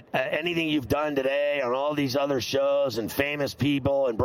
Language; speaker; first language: English; native; English